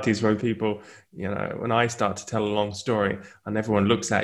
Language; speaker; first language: English; native; English